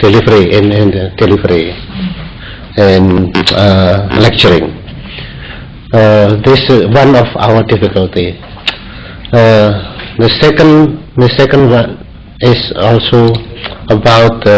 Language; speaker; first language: English; non-native, fluent; Indonesian